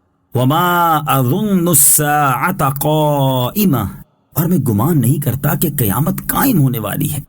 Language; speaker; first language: Urdu; native; Urdu